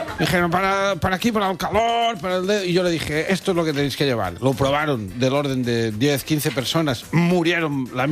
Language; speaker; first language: Spanish; native; Spanish